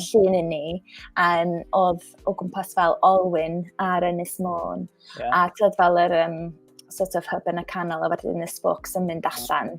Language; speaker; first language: Welsh; non-native, local second language; English